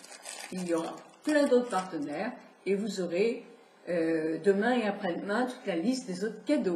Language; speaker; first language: French; native; French